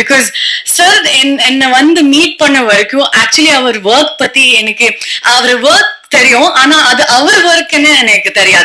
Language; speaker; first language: Tamil; non-native, learner; Kannada